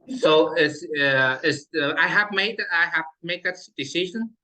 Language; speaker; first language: English; non-native, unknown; Vietnamese